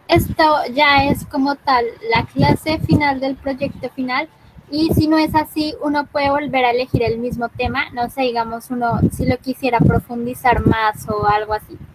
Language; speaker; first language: Spanish; native; Spanish